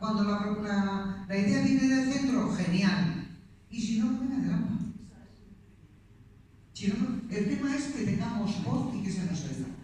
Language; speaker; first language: Spanish; native; Spanish